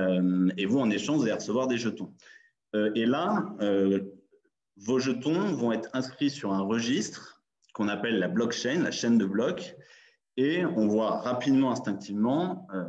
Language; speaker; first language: French; native; French